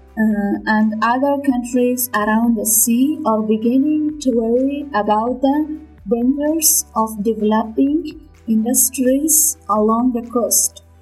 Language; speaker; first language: English; non-native, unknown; Persian